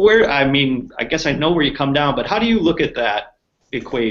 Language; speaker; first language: English; native; English